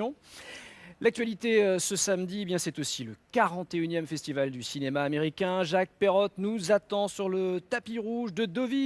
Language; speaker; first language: French; native; French